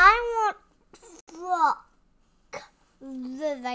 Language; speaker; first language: English; native; English